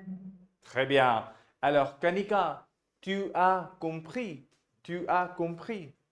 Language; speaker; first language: French; non-native, fluent; Hindi